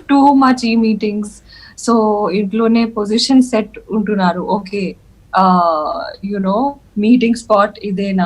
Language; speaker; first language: Telugu; non-native, learner; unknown